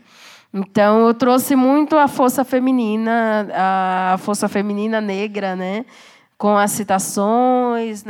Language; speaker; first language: Portuguese; native; Portuguese